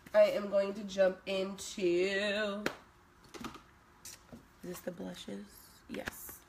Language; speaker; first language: English; non-native, fluent; Swedish